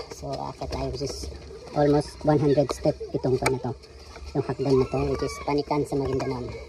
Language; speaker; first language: Filipino; non-native, local second language; Maguindanaon